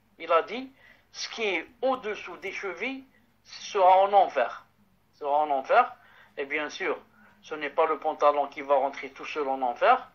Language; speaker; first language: French; non-native, local second language; Arabic